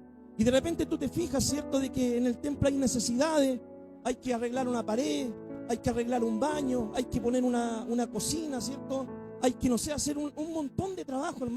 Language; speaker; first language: Spanish; native; Spanish